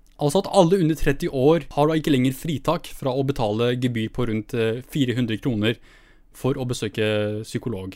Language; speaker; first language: Norwegian; early bilingual, other home language; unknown